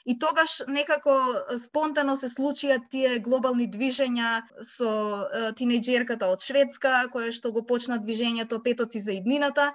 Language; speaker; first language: Macedonian; native; Macedonian